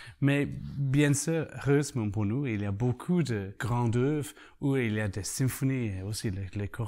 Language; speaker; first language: French; non-native, learner; English